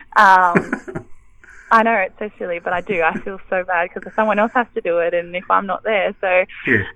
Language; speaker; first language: English; native; English